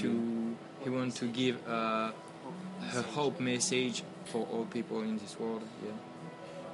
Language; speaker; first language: English; non-native, learner; French